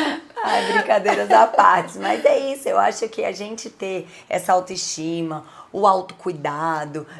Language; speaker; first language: Portuguese; native; Portuguese